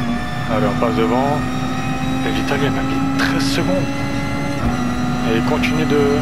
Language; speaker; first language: French; native; French